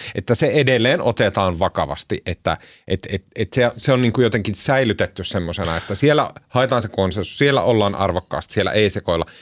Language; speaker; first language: Finnish; native; Finnish